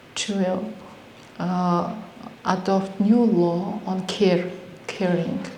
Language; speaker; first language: English; non-native, fluent; Mongolian